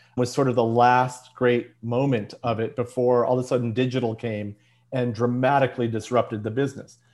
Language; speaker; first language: English; native; English